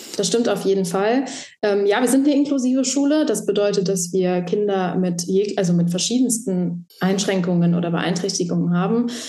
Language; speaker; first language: German; native; German